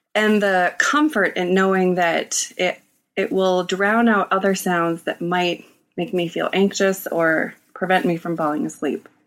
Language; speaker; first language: English; native; English